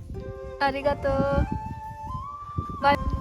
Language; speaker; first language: Japanese; non-native, learner; Sinhala